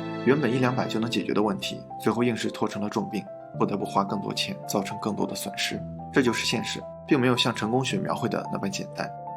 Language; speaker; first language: Chinese; native; Chinese